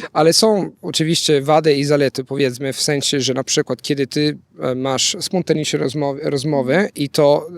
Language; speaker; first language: Polish; non-native, fluent; Italian